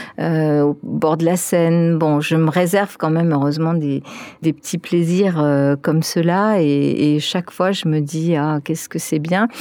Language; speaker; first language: French; early bilingual, other home language; Spanish